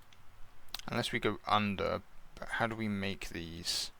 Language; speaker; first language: English; native; English